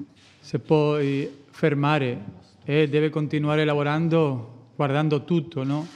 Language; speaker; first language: Italian; non-native, fluent; Spanish